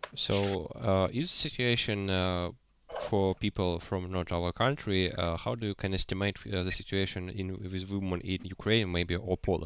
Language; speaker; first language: English; non-native, learner; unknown